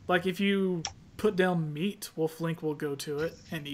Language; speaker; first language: English; native; English